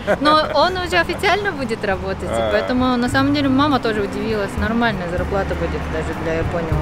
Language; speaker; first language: Russian; non-native, fluent; Japanese